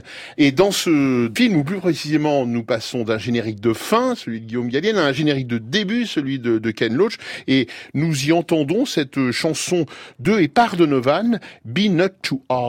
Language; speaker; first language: French; native; French